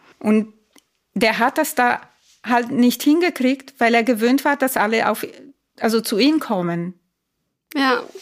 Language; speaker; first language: German; non-native, fluent; Spanish